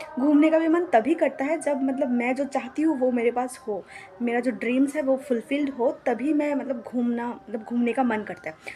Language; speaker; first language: Hindi; non-native, local second language; Bangla